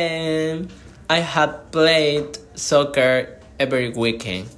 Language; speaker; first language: English; non-native, learner; Spanish